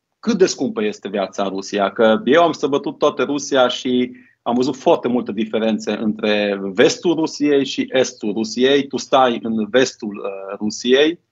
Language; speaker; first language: Romanian; non-native, local second language; Hungarian